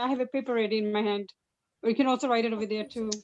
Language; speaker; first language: English; non-native, fluent; Bangla